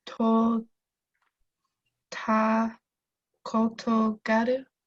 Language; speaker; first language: Japanese; non-native, learner; English